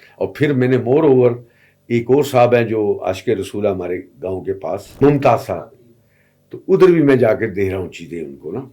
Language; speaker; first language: Urdu; non-native, local second language; Punjabi